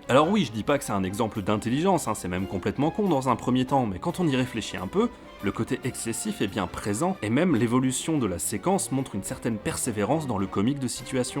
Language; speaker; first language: French; native; French